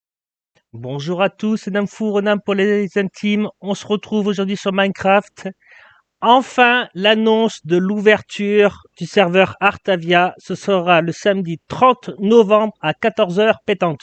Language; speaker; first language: French; native; French